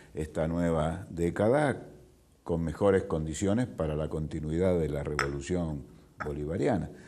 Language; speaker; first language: Spanish; native; Spanish